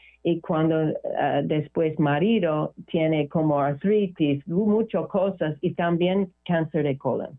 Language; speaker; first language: Spanish; non-native, learner; English